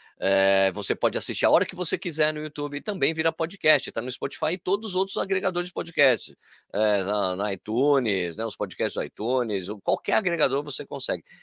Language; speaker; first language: Portuguese; native; Portuguese